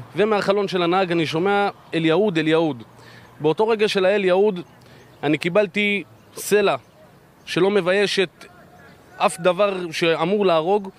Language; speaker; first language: Hebrew; native; Hebrew